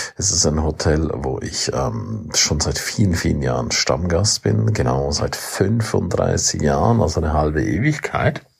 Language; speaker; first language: German; non-native, local second language; Romansh